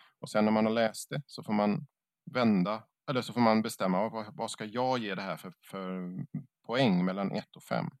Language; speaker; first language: Swedish; native; Swedish